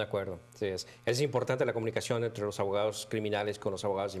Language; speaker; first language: Spanish; native; Spanish